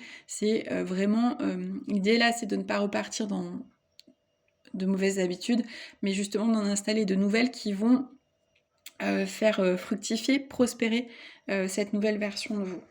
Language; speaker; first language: French; native; French